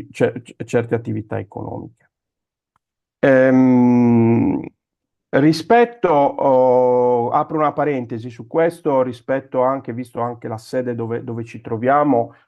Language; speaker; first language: Italian; native; Italian